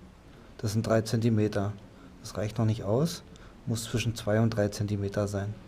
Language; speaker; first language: German; native; German